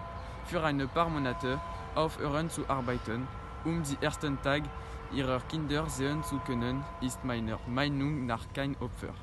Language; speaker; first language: German; non-native, learner; French